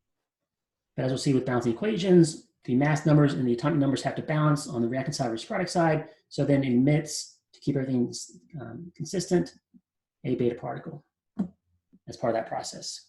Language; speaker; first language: English; native; English